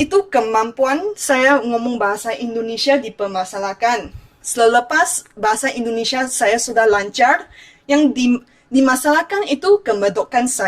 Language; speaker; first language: Indonesian; non-native, fluent; Chinese